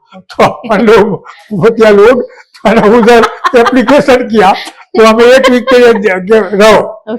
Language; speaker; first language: Hindi; non-native, local second language; Gujarati